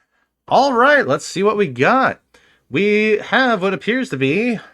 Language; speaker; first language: English; native; English